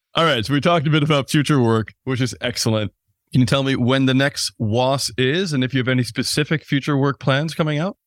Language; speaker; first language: English; native; English